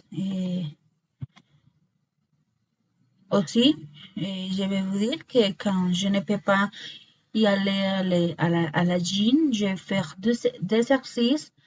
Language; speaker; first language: French; non-native, learner; Spanish